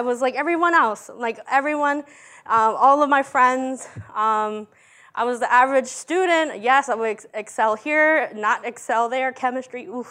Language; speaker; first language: English; early bilingual, other home language; Spanish